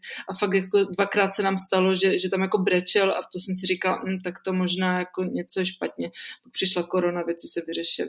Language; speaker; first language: Czech; native; Czech